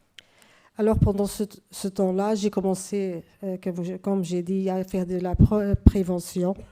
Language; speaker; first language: French; non-native, fluent; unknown